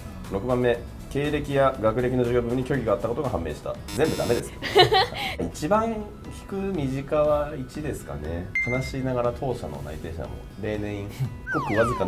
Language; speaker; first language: Japanese; native; Japanese